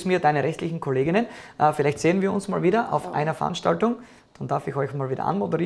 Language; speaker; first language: German; native; German